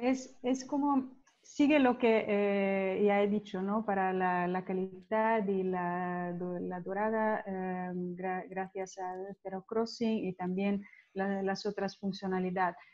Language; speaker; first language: Spanish; non-native, learner; Italian